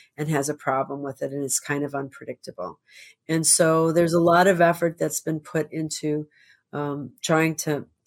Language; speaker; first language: English; native; English